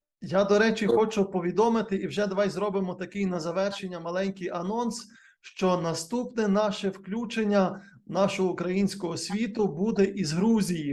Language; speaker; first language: Ukrainian; native; Ukrainian